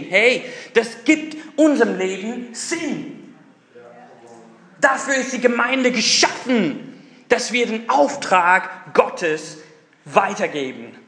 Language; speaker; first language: German; non-native, fluent; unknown